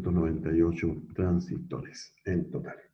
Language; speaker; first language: Spanish; native; Spanish